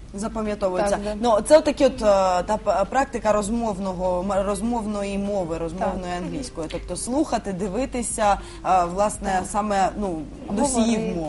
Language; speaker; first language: Ukrainian; native; Ukrainian